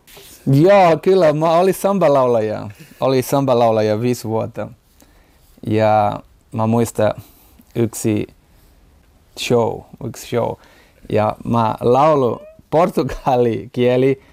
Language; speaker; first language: Finnish; non-native, learner; Portuguese